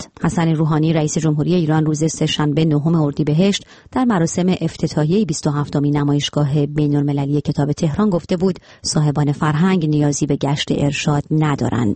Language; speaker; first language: Persian; native; Persian